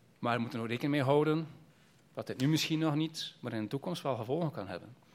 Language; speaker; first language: Dutch; native; Dutch